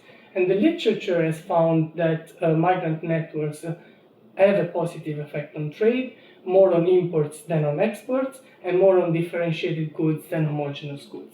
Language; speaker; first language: English; non-native, fluent; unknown